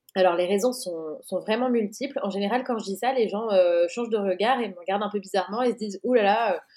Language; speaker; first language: French; native; French